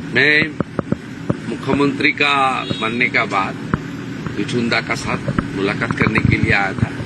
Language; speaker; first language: Hindi; non-native, local second language; Bangla